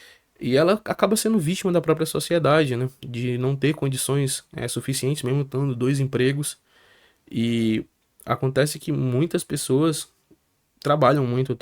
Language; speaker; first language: Portuguese; native; Portuguese